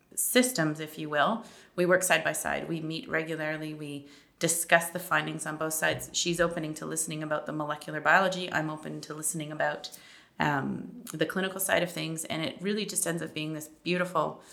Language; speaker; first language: English; native; English